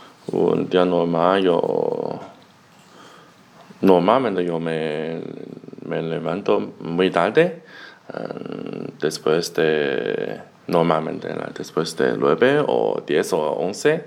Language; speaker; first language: Spanish; non-native, learner; Chinese